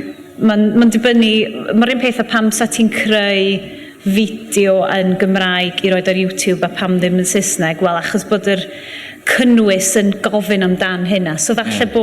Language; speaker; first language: Welsh; native; Welsh